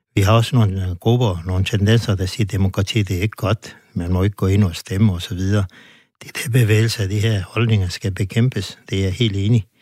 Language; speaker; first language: Danish; non-native, fluent; Turkish